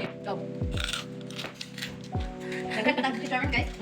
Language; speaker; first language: Filipino; non-native, local second language; Cebuano